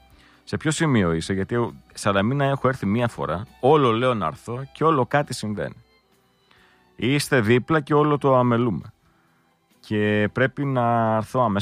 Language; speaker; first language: Greek; native; Greek